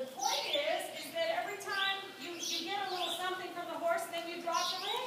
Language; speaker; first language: English; native; English